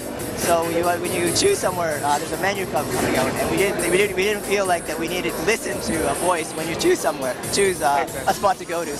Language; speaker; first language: English; non-native, fluent; Japanese